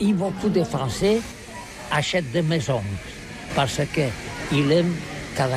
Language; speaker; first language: French; non-native, learner; Catalan